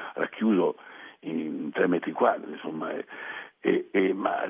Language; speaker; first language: Italian; early bilingual, other home language; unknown